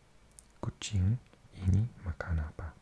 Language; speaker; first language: Indonesian; non-native, learner; English